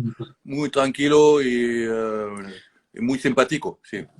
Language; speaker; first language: Spanish; non-native, learner; French